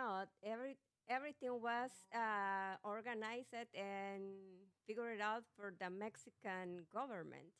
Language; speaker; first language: English; non-native, learner; Spanish